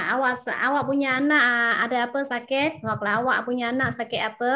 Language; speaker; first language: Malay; non-native, fluent; Vietnamese